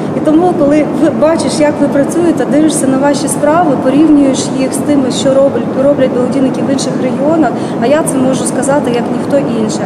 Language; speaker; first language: Ukrainian; native; Ukrainian